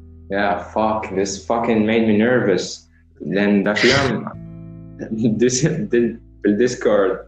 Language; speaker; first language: English; non-native, fluent; Arabic